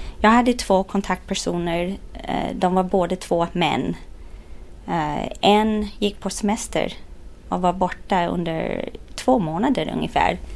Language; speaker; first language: Swedish; non-native, fluent; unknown